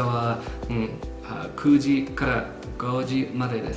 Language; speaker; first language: Japanese; non-native, learner; English